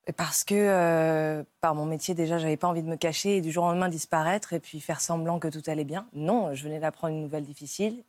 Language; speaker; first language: French; native; French